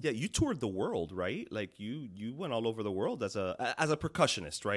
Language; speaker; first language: English; early bilingual, other home language; Spanish